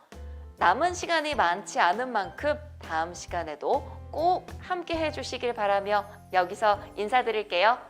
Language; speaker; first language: Korean; native; Korean